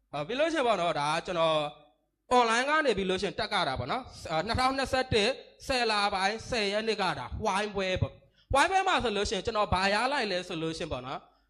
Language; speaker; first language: Burmese; native; Burmese